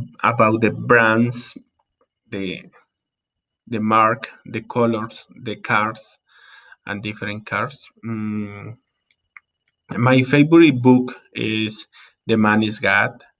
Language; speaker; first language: English; non-native, learner; Spanish